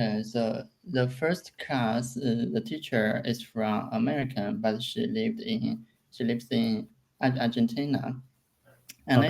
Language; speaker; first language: English; non-native, learner; Chinese